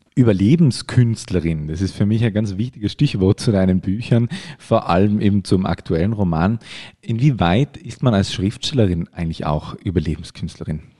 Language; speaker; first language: German; native; German